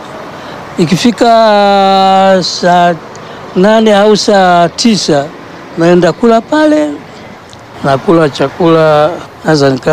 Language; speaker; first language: Swahili; non-native, local second language; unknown